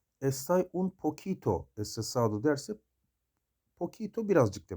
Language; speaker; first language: Spanish; non-native, learner; Turkish